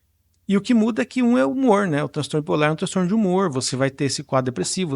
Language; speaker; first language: Portuguese; native; Portuguese